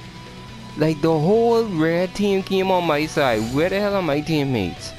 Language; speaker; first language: English; native; English